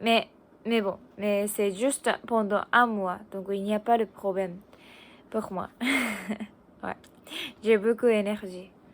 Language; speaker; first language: French; non-native, learner; Japanese